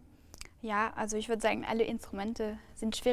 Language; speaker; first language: German; non-native, fluent; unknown